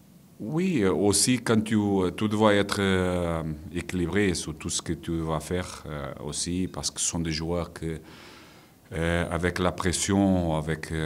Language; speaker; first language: French; non-native, fluent; Portuguese